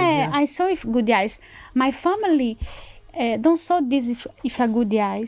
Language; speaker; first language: English; non-native, learner; Portuguese